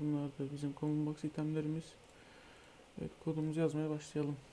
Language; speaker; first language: Turkish; native; Turkish